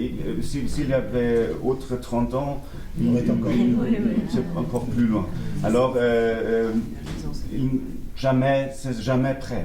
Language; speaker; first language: French; non-native, learner; German